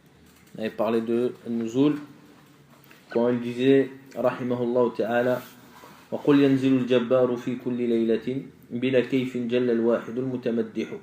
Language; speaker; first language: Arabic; non-native, fluent; French